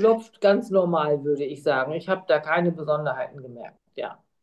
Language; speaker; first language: German; non-native, fluent; Turkish